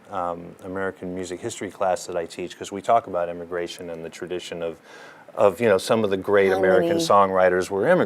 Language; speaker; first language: English; early bilingual, other home language; German